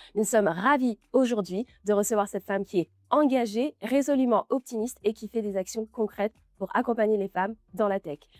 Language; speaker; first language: French; native; French